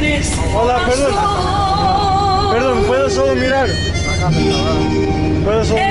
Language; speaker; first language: Spanish; non-native, learner; Portuguese